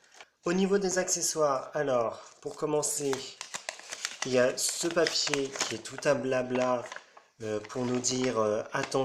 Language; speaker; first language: French; native; French